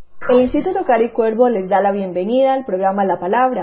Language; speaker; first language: Spanish; native; Spanish